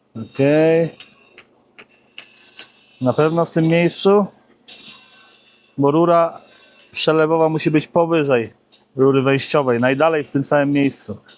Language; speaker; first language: Polish; native; Polish